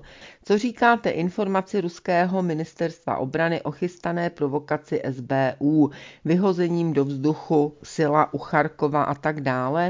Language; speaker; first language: Czech; native; Czech